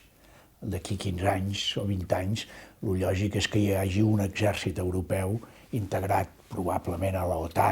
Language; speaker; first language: Catalan; native; Catalan